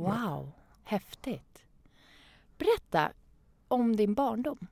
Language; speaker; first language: Swedish; non-native, fluent; Persian